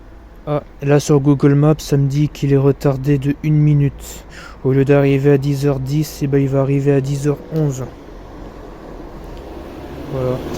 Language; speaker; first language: French; native; French